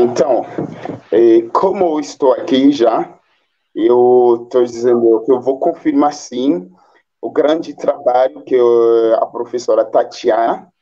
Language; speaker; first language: Portuguese; non-native, fluent; Haitian Creole